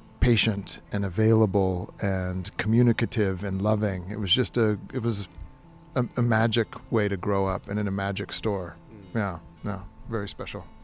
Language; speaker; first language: English; native; English